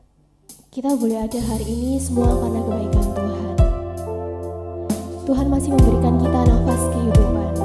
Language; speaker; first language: Indonesian; native; Indonesian